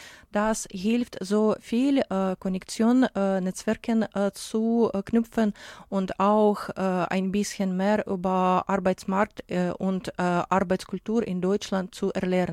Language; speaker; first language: German; non-native, learner; Ukrainian